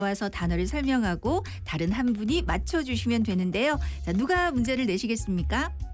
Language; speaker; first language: Korean; native; Korean